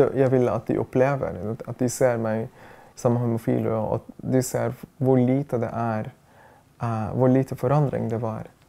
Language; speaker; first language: Norwegian; non-native, fluent; Arabic